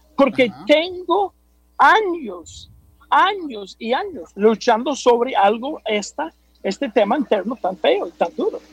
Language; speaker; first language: Spanish; non-native, fluent; English